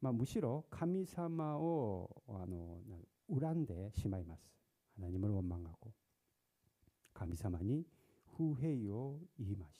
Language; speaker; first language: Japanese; non-native, learner; Korean